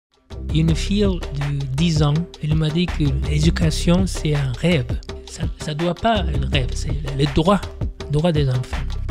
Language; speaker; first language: French; non-native, fluent; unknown